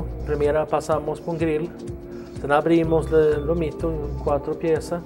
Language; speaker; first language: Spanish; non-native, learner; Swedish